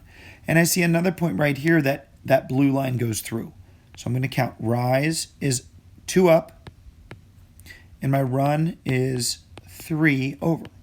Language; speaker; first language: English; native; English